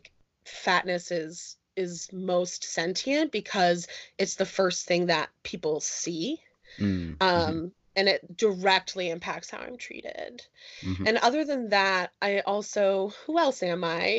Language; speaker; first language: English; native; English